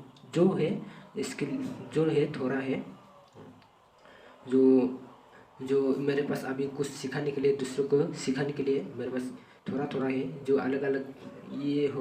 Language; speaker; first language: Hindi; non-native, local second language; Bodo